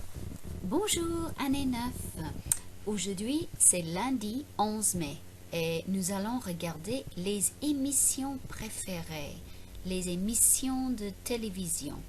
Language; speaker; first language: French; non-native, fluent; English